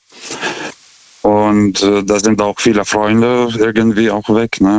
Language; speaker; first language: German; non-native, fluent; Lithuanian